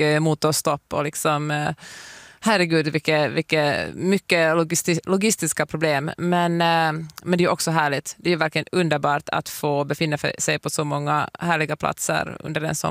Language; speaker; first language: Swedish; native; Swedish